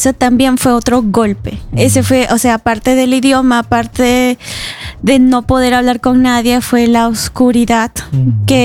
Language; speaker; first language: Spanish; native; Spanish